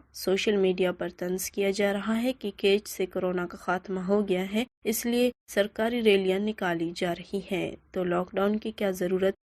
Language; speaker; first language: Urdu; non-native, local second language; Baluchi